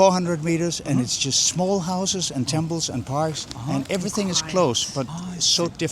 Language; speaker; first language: English; non-native, fluent; Danish